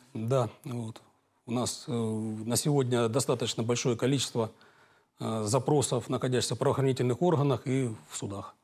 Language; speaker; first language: Russian; native; Russian